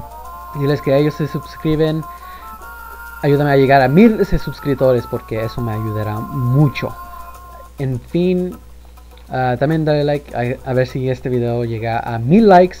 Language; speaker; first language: Spanish; early bilingual, heritage; Spanish